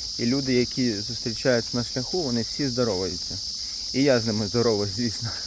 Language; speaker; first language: Ukrainian; native; Ukrainian